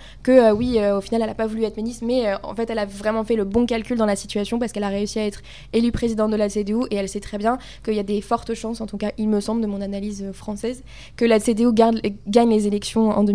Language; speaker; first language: French; native; French